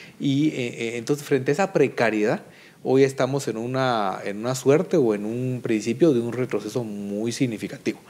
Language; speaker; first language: Spanish; native; Spanish